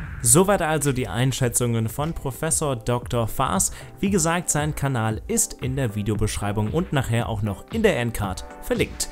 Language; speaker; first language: German; native; German